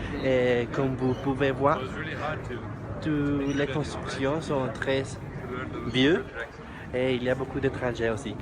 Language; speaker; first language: French; non-native, learner; Spanish